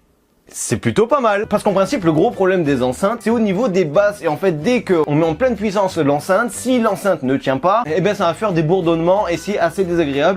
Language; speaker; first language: French; native; French